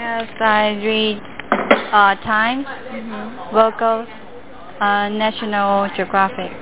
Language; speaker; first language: English; non-native, learner; Cantonese